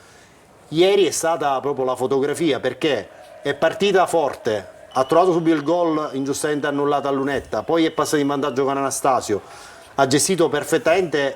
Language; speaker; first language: Italian; native; Italian